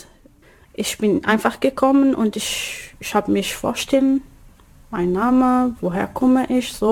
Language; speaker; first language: German; non-native, learner; Arabic